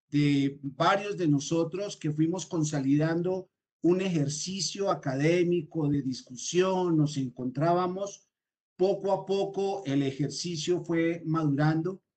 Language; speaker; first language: Spanish; native; Spanish